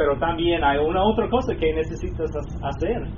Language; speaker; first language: Spanish; non-native, fluent; English